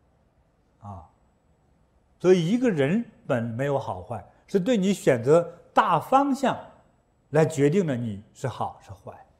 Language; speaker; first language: Chinese; native; Chinese